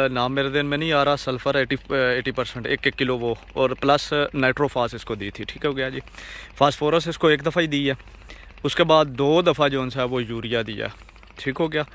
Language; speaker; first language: Urdu; non-native, local second language; Punjabi